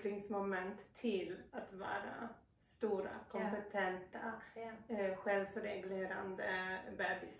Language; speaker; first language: Swedish; non-native, fluent; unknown